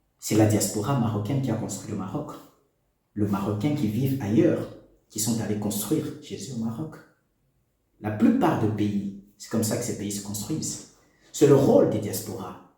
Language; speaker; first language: French; non-native, local second language; Lingala